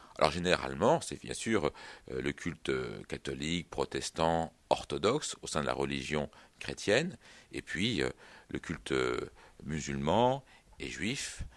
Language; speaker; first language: French; native; French